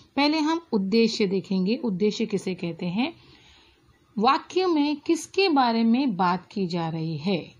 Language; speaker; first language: Hindi; non-native, local second language; Marathi